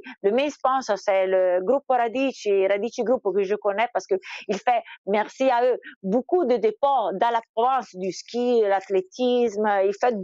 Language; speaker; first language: French; non-native, fluent; Italian